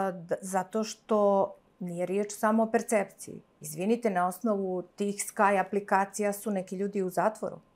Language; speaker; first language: Serbian; native; Serbian